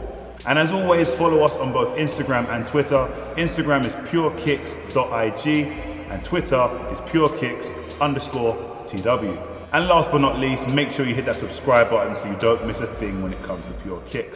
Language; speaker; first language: English; native; English